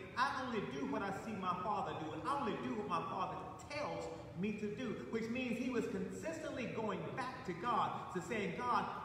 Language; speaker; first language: English; native; English